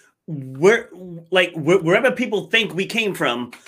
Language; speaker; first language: English; native; English